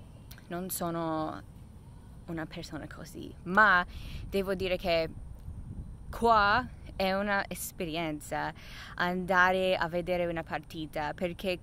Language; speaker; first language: Italian; non-native, fluent; English